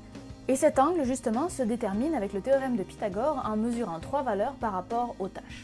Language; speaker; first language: French; native; French